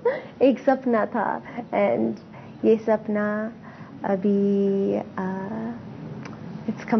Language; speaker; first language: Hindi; non-native, learner; English